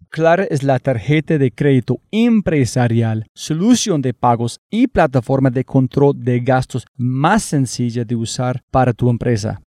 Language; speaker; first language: Spanish; non-native, learner; English